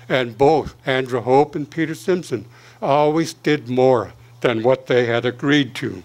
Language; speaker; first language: English; native; English